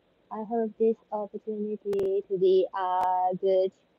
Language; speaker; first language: English; non-native, learner; Japanese